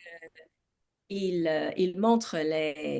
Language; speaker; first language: French; non-native, learner; English